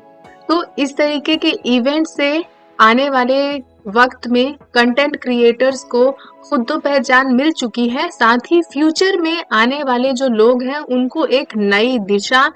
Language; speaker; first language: Hindi; native; Hindi